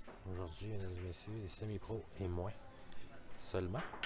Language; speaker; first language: French; native; French